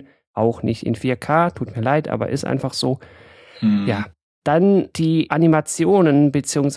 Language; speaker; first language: German; native; German